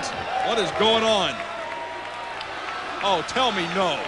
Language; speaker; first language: English; native; English